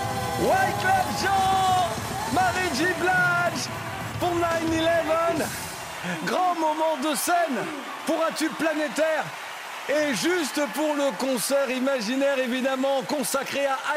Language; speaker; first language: French; native; French